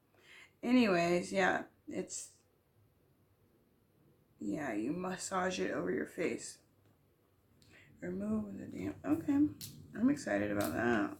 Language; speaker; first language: English; native; English